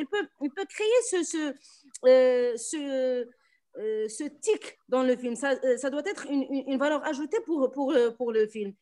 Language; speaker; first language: French; non-native, local second language; Arabic